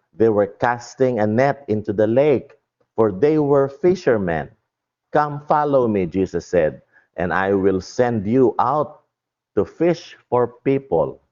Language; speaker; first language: English; non-native, local second language; Filipino